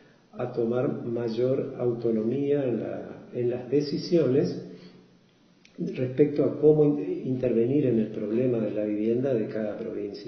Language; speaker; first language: Spanish; native; Spanish